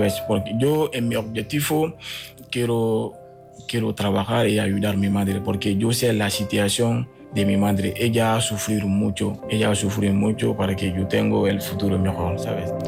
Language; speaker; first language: Spanish; non-native, learner; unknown